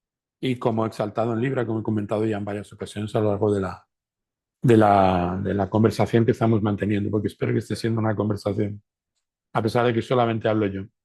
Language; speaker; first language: Spanish; native; Spanish